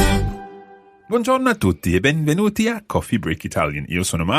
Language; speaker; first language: Italian; non-native, fluent; English